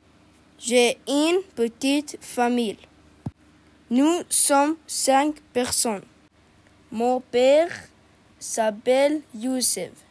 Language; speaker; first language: French; non-native, learner; Arabic